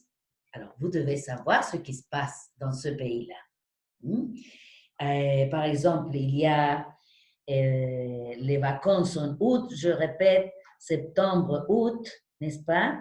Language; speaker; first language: French; non-native, fluent; Spanish